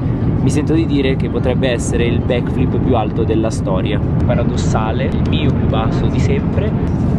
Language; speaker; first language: Italian; native; Italian